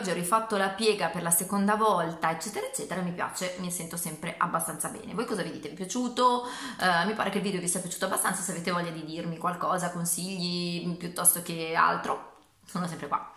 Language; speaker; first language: Italian; native; Italian